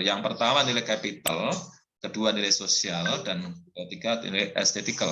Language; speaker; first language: Indonesian; native; Indonesian